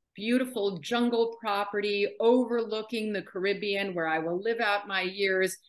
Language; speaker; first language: English; native; English